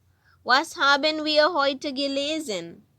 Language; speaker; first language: German; non-native, fluent; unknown